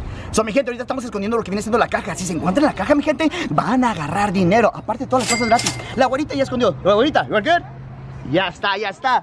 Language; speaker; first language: Spanish; early bilingual, heritage; Spanish